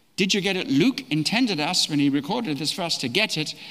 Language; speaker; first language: English; native; English